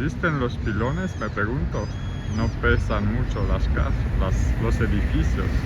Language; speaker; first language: Spanish; non-native, fluent; Romanian